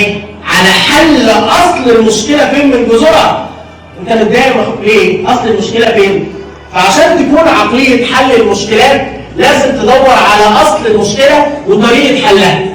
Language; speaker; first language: Arabic; native; Arabic